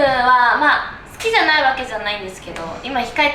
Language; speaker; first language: Japanese; native; Japanese